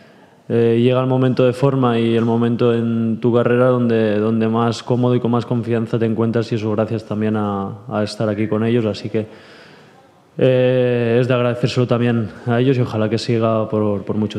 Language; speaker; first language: Spanish; native; Spanish